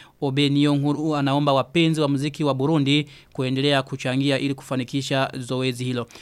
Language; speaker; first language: Swahili; non-native, local second language; Rundi